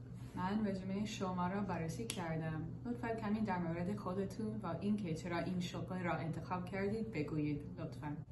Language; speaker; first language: Persian; non-native, learner; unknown